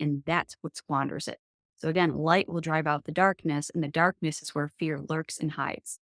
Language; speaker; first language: English; native; English